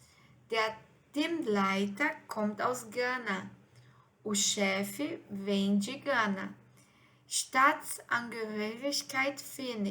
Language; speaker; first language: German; non-native, fluent; Portuguese